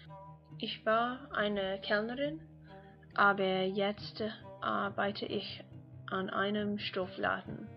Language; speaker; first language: German; non-native, learner; English